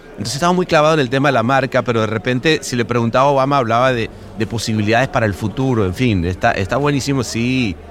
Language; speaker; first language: Spanish; native; Spanish